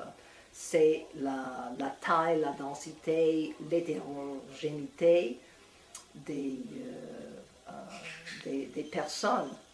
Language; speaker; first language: French; non-native, fluent; English